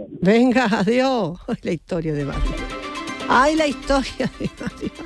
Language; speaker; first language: Spanish; native; Spanish